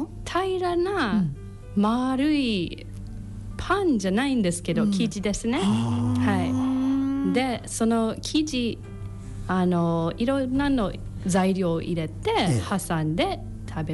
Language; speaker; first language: Japanese; non-native, learner; English